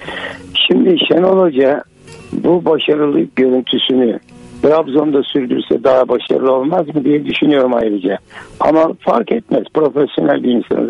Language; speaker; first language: Turkish; native; Turkish